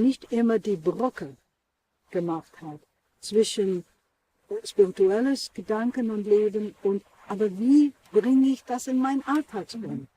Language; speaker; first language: German; non-native, fluent; English